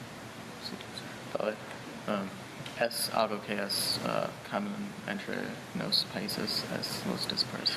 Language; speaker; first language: Spanish; non-native, learner; English